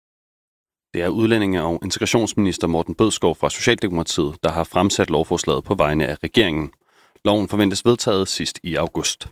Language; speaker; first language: Danish; native; Danish